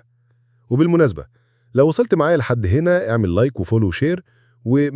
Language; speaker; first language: Arabic; native; Arabic